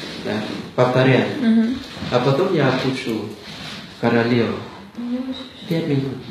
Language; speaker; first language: Russian; non-native, fluent; Thai